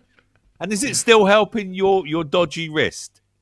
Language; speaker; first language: English; native; English